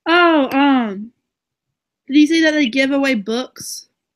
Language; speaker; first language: English; native; English